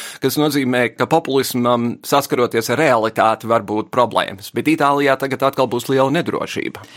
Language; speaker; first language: Latvian; early bilingual, heritage; Latvian